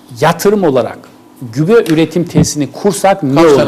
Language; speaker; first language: Turkish; native; Turkish